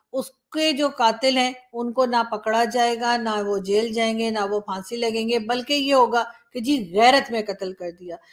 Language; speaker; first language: Urdu; native; Urdu